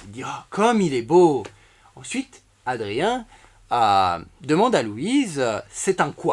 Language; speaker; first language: French; native; French